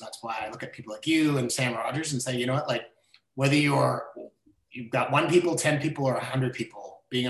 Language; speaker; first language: English; native; English